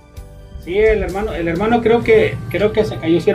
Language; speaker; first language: Spanish; native; Spanish